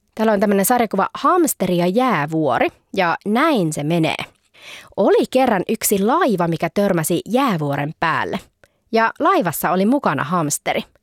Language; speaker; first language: Finnish; early bilingual, heritage; Finnish